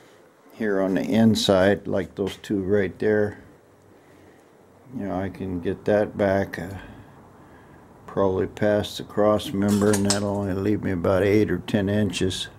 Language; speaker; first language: English; native; English